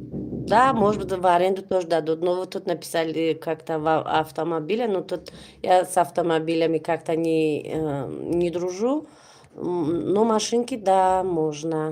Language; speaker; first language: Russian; non-native, local second language; Tajik